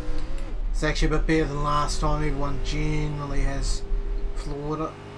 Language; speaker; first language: English; native; English